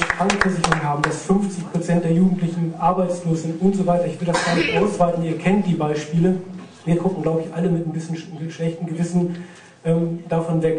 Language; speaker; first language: German; native; German